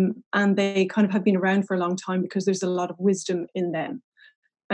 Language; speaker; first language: English; native; English